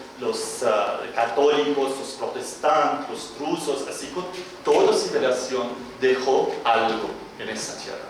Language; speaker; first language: Spanish; non-native, fluent; Arabic